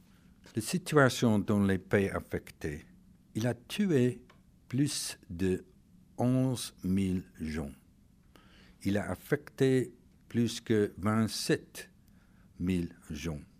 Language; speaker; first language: French; non-native, fluent; English